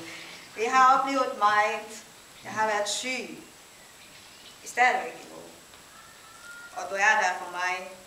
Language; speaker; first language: Danish; non-native, learner; Filipino